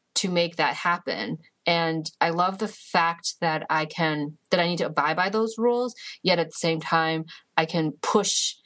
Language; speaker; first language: English; early bilingual, other home language; Chinese